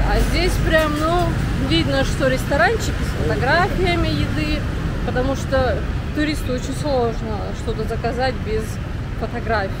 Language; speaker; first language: Russian; native; Russian